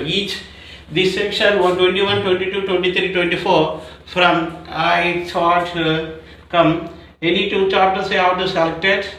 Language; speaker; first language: English; non-native, local second language; Telugu